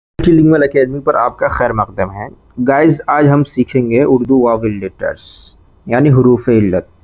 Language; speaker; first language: Urdu; native; Urdu